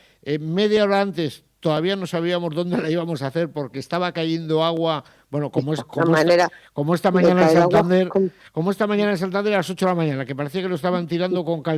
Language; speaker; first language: Spanish; native; Spanish